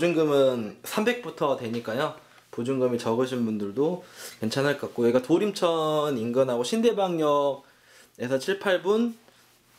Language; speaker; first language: Korean; native; Korean